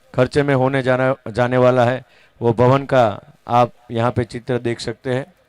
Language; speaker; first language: Hindi; non-native, local second language; Gujarati